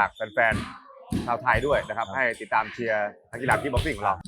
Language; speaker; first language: Thai; native; Thai